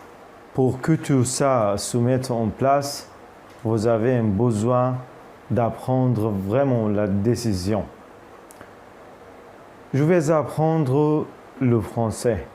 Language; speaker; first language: French; non-native, fluent; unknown